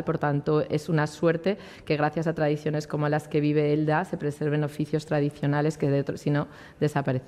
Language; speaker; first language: Spanish; native; Spanish